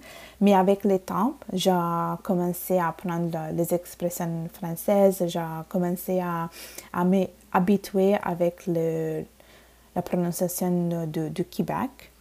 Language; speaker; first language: French; non-native, fluent; Bangla